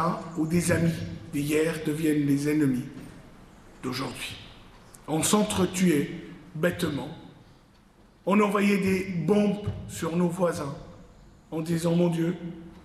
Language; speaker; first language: French; non-native, local second language; Arabic